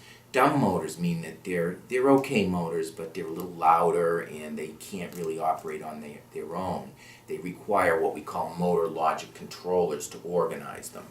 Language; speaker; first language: English; native; English